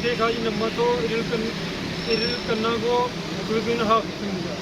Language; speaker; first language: Korean; non-native, learner; Urdu